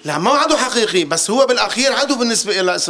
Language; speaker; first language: Arabic; native; Arabic